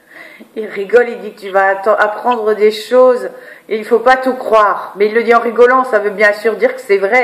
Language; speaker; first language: French; native; French